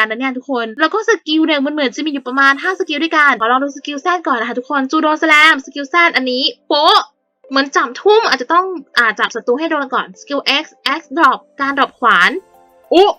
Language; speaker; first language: Thai; native; Thai